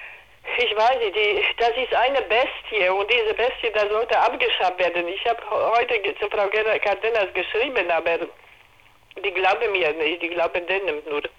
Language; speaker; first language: German; non-native, learner; Polish